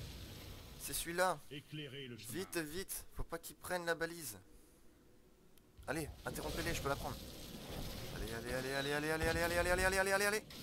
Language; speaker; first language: French; native; French